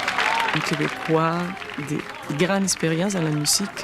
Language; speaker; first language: French; non-native, fluent; Spanish